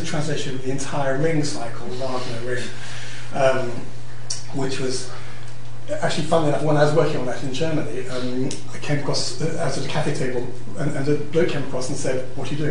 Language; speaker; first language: English; native; English